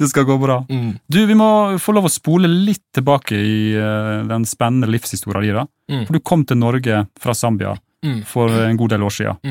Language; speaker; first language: Norwegian; native; Norwegian